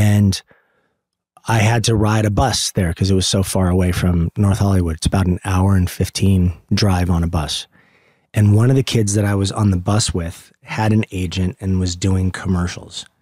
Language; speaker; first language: English; native; English